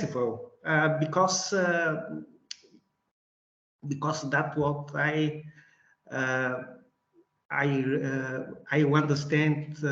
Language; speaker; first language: English; non-native, learner; Bulgarian